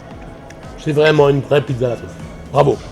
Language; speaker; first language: French; native; French